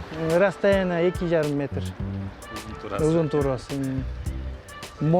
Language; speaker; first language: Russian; non-native, local second language; Kyrgyz